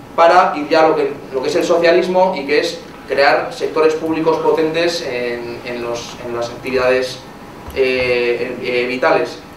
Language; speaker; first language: Spanish; native; Spanish